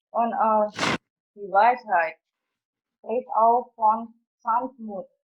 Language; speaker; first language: German; non-native, fluent; Indonesian